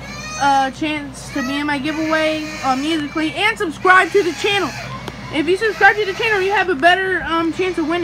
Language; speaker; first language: English; native; English